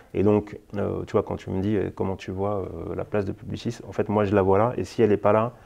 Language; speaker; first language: French; native; French